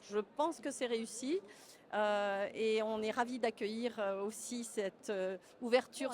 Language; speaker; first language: French; native; French